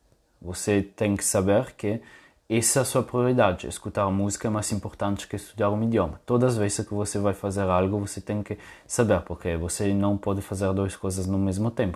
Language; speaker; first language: Portuguese; non-native, fluent; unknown